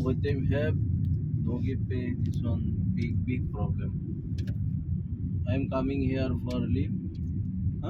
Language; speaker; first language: English; non-native, learner; Bangla